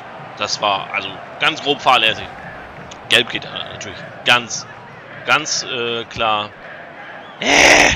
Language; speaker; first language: German; native; German